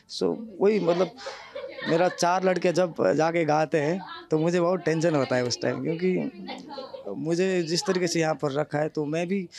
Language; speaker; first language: Hindi; non-native, local second language; Nepali